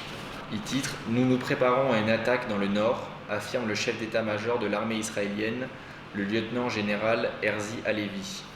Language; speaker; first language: French; native; French